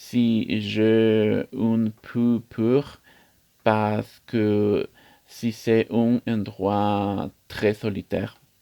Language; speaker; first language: French; non-native, learner; Spanish